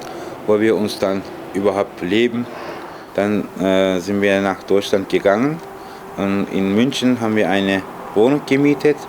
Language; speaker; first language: German; non-native, fluent; Turkish